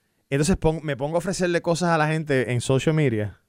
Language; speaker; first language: Spanish; early bilingual, heritage; Spanish